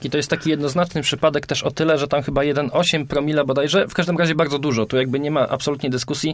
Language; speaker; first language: Polish; native; Polish